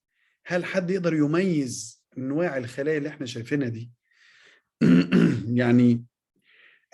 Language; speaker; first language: Arabic; native; Arabic